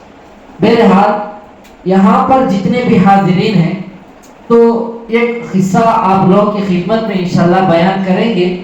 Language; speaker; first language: Urdu; native; Urdu